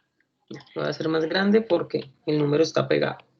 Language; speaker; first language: Spanish; native; Spanish